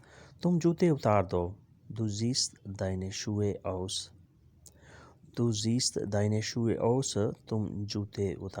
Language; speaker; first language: German; non-native, learner; Urdu